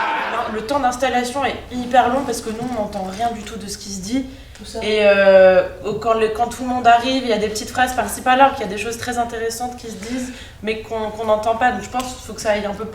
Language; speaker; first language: French; native; French